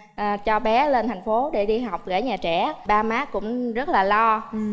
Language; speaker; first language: Vietnamese; native; Vietnamese